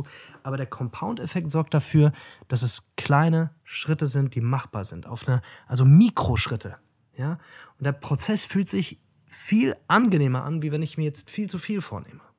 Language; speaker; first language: German; native; German